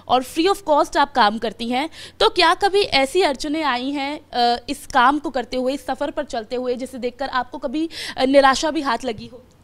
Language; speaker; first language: Hindi; native; Hindi